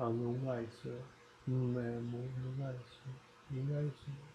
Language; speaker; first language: Korean; non-native, learner; Dutch